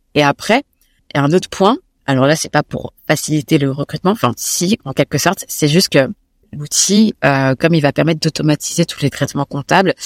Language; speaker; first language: French; native; French